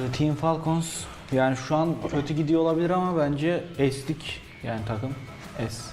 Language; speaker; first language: Turkish; native; Turkish